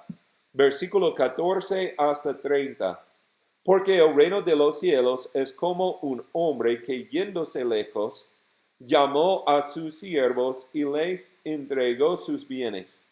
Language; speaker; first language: Spanish; non-native, fluent; English